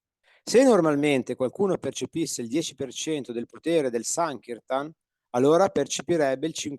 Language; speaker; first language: Italian; native; Italian